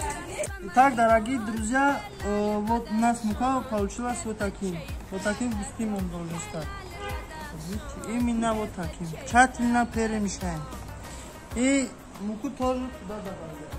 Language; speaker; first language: Russian; non-native, local second language; Tajik